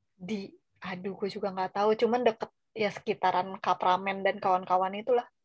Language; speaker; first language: Indonesian; native; Indonesian